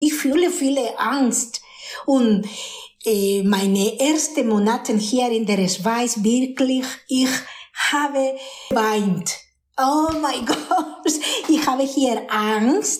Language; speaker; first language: German; non-native, learner; Spanish